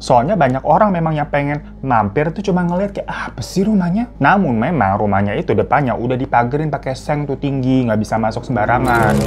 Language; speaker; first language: Indonesian; native; Indonesian